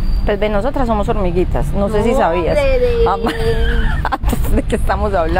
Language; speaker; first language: Spanish; native; Spanish